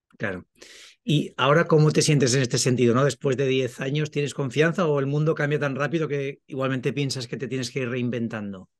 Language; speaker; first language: Spanish; native; Spanish